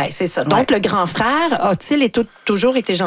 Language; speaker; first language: French; native; French